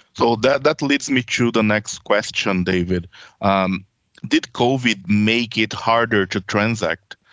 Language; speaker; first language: English; non-native, fluent; Portuguese